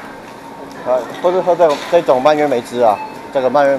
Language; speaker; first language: Chinese; native; Chinese